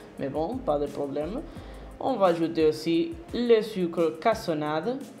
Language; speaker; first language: French; non-native, learner; Spanish